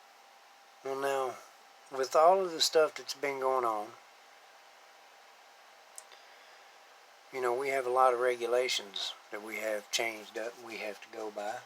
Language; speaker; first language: English; native; English